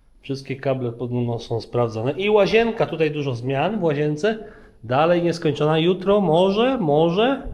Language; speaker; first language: Polish; native; Polish